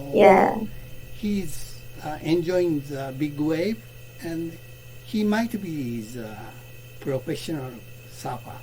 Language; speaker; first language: English; non-native, learner; Japanese